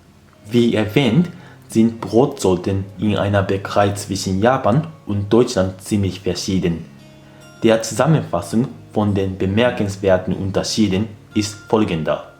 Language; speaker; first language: German; non-native, fluent; Japanese